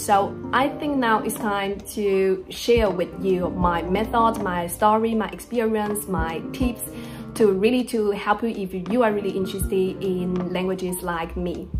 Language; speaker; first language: English; non-native, fluent; Chinese